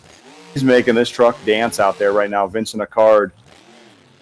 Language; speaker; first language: English; native; English